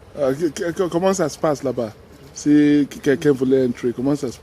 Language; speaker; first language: French; non-native, learner; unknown